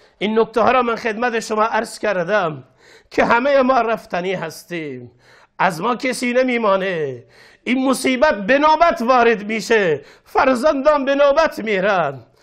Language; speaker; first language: Persian; non-native, local second language; Baluchi